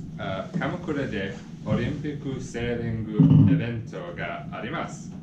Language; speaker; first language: Japanese; non-native, learner; English